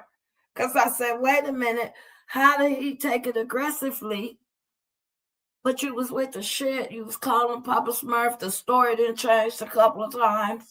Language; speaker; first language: English; native; English